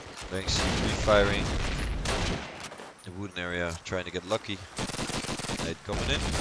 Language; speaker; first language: English; non-native, fluent; Dutch